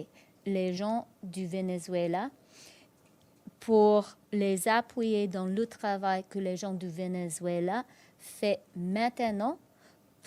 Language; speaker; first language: French; non-native, fluent; English